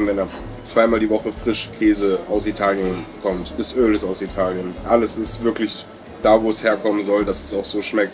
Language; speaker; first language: German; native; German